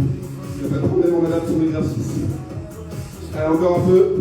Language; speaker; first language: French; native; French